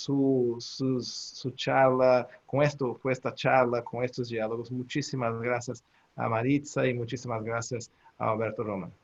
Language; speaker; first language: Spanish; non-native, learner; Portuguese